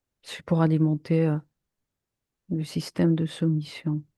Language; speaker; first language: French; native; French